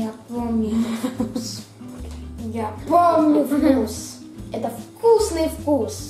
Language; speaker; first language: Russian; early bilingual, heritage; Russian